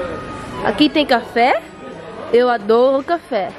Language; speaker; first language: Portuguese; non-native, learner; Dutch